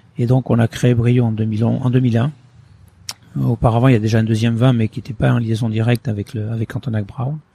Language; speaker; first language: French; early bilingual, other home language; Portuguese